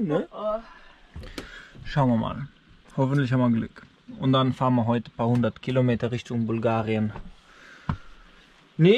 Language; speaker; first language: German; native; German